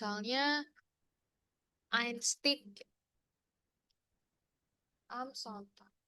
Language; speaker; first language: German; non-native, learner; Indonesian